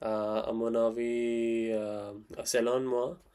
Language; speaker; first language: French; non-native, learner; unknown